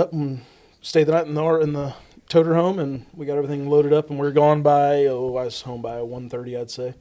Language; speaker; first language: English; native; English